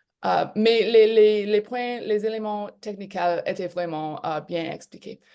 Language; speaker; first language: French; non-native, local second language; English